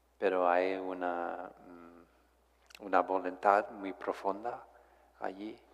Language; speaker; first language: Spanish; non-native, fluent; English